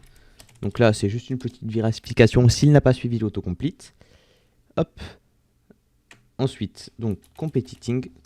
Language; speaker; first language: French; native; French